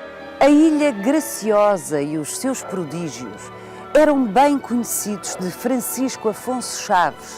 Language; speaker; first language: Portuguese; native; Portuguese